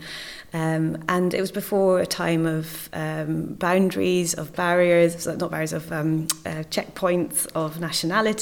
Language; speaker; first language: English; native; English